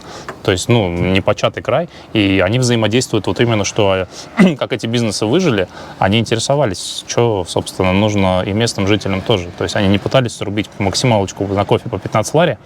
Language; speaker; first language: Russian; native; Russian